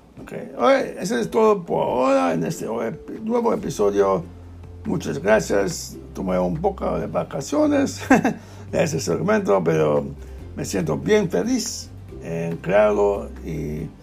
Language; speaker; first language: Spanish; non-native, learner; English